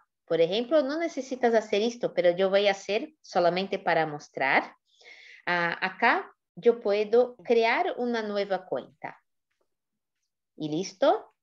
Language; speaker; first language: Spanish; non-native, fluent; Portuguese